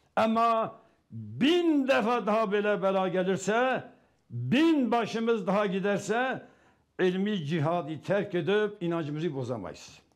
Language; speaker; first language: Turkish; non-native, local second language; Kurdish